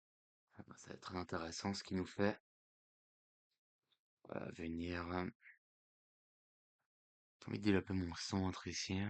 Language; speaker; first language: French; native; French